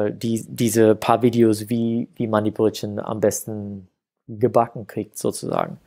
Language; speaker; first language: German; non-native, fluent; English